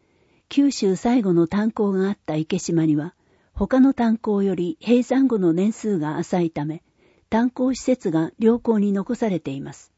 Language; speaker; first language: Japanese; native; Japanese